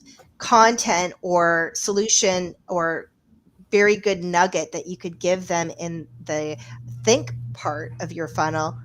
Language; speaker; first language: English; native; English